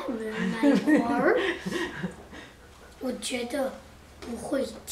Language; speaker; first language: Chinese; early bilingual, heritage; Chinese